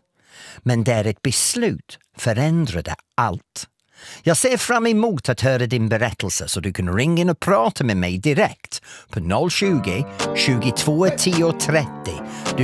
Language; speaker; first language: Swedish; non-native, fluent; English